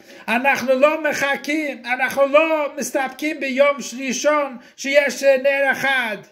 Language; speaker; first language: Hebrew; non-native, fluent; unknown